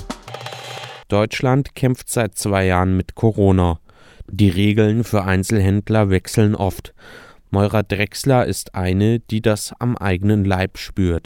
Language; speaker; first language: German; native; German